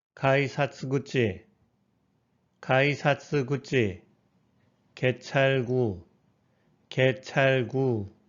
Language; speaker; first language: Korean; native; Korean